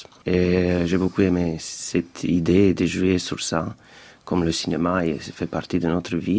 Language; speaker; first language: French; non-native, fluent; Romanian